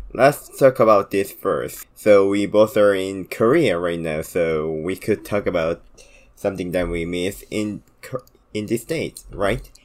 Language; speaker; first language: English; non-native, fluent; Korean